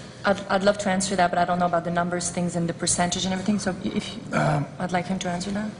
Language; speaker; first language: English; non-native, fluent; French